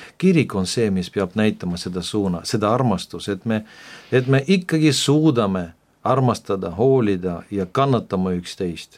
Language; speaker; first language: Estonian; non-native, local second language; Russian